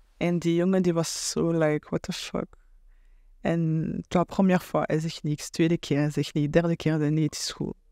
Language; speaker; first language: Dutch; non-native, local second language; French